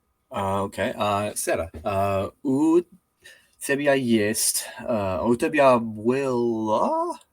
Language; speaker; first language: Russian; non-native, learner; English